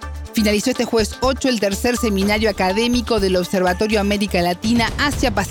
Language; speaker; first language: Spanish; native; Spanish